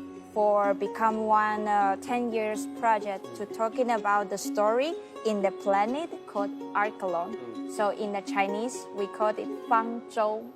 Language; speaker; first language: English; non-native, learner; Chinese